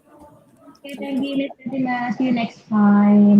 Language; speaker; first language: English; non-native, learner; Indonesian